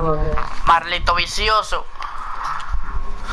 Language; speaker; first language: Spanish; native; Spanish